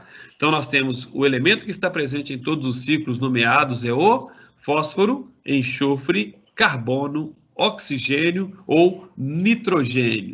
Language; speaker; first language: Portuguese; native; Portuguese